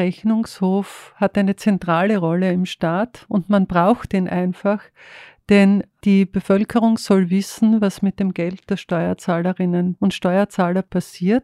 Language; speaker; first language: German; native; German